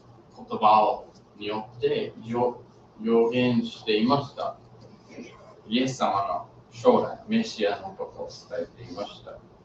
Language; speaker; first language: Japanese; non-native, fluent; English